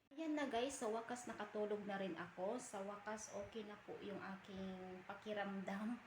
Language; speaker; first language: Filipino; non-native, local second language; Cebuano